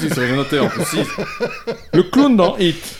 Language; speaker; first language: French; native; French